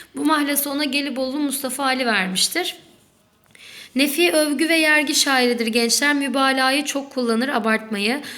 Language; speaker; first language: Turkish; native; Turkish